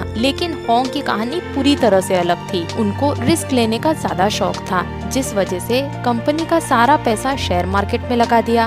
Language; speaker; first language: Hindi; native; Hindi